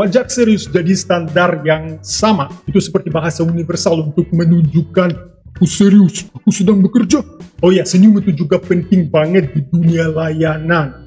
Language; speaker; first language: Indonesian; non-native, fluent; Russian